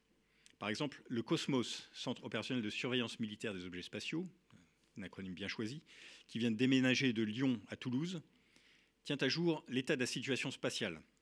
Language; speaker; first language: French; native; French